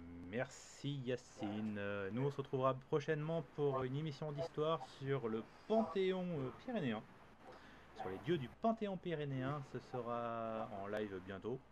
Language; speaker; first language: French; native; French